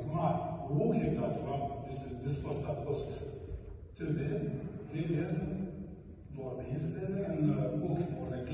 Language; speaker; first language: Dutch; non-native, learner; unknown